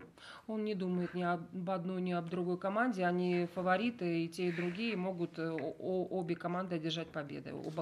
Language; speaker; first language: Russian; native; Russian